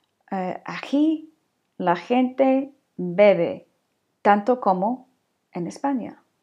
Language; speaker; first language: Spanish; non-native, learner; English